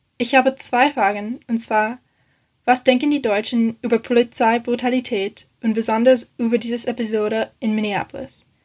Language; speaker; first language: German; non-native, learner; English